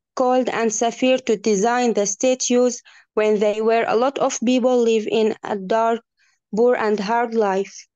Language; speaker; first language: English; non-native, learner; Arabic